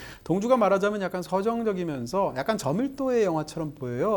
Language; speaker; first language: Korean; native; Korean